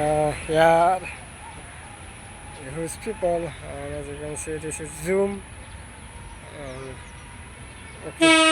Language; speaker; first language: English; non-native, learner; Bangla